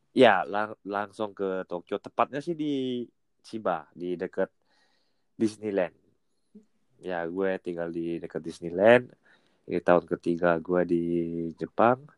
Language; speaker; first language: Indonesian; native; Indonesian